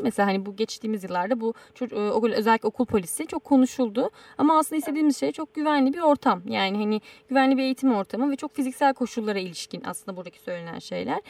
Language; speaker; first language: Turkish; native; Turkish